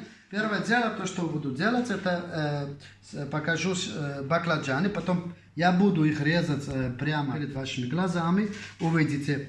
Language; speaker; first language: Russian; non-native, fluent; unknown